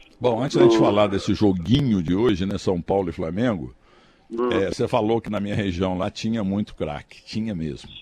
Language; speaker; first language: Portuguese; native; Portuguese